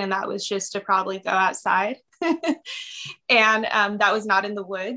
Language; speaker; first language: English; native; English